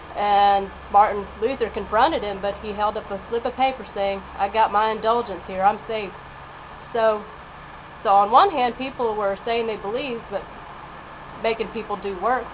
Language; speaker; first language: English; native; English